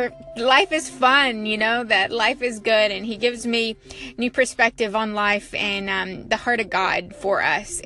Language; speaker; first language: English; native; English